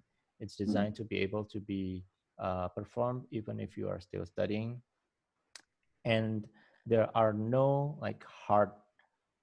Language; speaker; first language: English; non-native, fluent; Indonesian